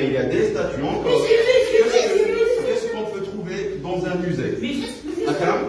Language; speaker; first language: French; non-native, local second language; Arabic